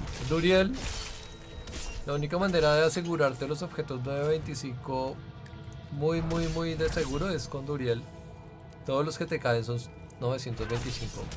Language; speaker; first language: Spanish; native; Spanish